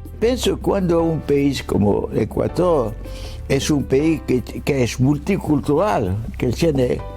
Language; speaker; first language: Spanish; non-native, fluent; French